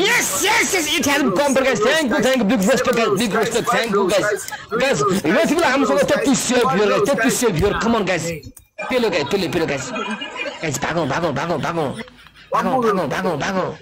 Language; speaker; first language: English; non-native, learner; Nepali